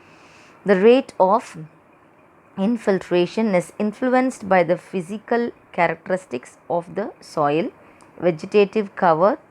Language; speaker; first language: English; non-native, local second language; Tamil